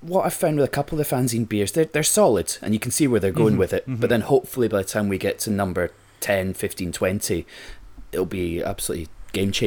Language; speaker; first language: English; native; English